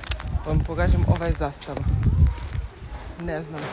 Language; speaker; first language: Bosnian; non-native, learner; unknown